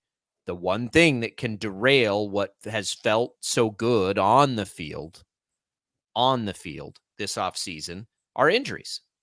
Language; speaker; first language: English; native; English